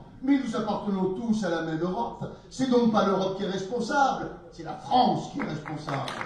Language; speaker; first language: French; native; French